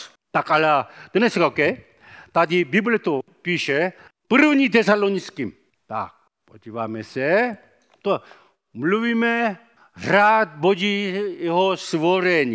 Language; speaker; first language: Czech; non-native, fluent; Korean